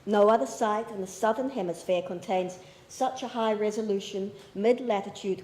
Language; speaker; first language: English; native; English